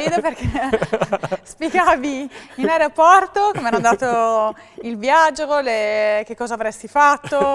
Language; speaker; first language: Italian; native; Italian